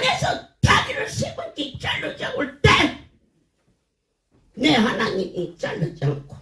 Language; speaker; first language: Korean; native; Korean